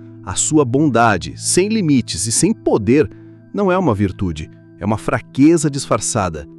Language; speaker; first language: Portuguese; native; Portuguese